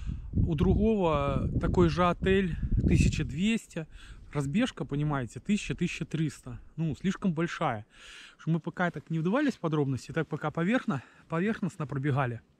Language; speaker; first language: Russian; native; Russian